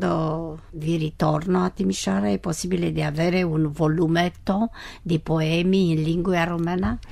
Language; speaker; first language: Italian; non-native, learner; Romanian